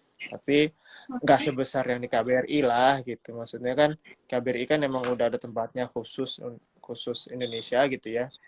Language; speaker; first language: Indonesian; native; Indonesian